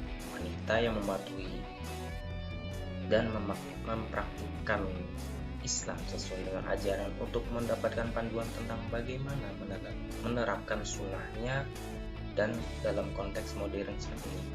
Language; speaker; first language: Indonesian; native; Indonesian